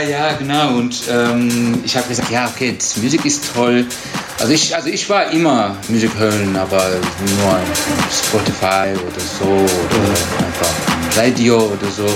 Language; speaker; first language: German; non-native, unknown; Turkish